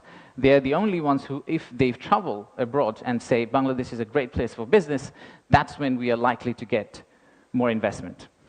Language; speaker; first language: English; non-native, local second language; Bangla